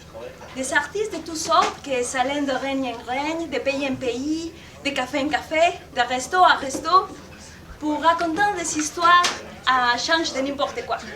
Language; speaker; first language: French; non-native, fluent; Spanish